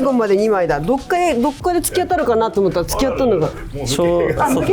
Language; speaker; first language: Japanese; native; Japanese